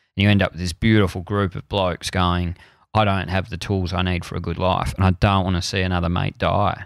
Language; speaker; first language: English; native; English